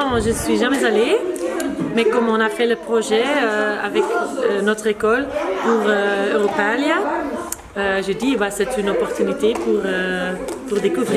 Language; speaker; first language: French; non-native, local second language; Dutch